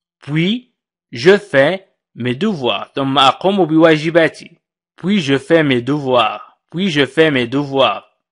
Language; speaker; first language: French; non-native, fluent; Arabic